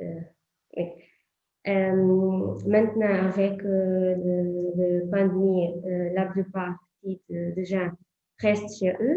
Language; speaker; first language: French; non-native, learner; Portuguese